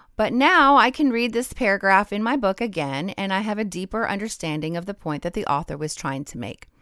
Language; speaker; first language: English; native; English